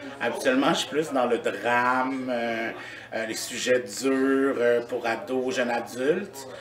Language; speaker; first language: French; native; French